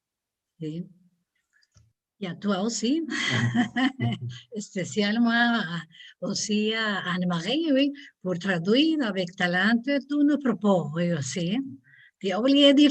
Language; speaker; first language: French; non-native, learner; Spanish